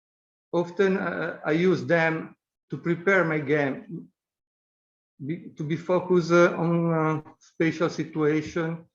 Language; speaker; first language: English; non-native, fluent; Italian